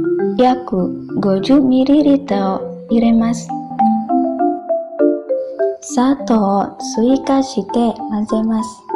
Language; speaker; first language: Japanese; non-native, learner; Indonesian